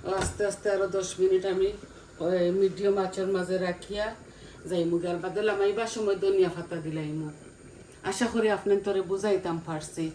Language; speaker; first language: Bangla; native; Bangla